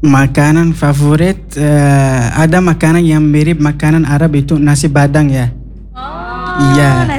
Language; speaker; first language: Indonesian; non-native, learner; Arabic